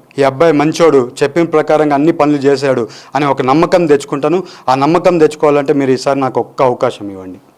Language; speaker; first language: Telugu; native; Telugu